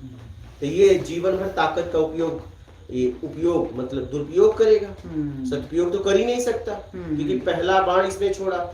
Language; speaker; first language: Hindi; native; Hindi